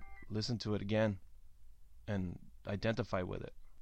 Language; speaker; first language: English; early bilingual, other home language; Spanish